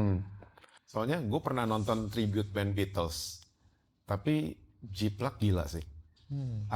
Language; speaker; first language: Indonesian; native; Indonesian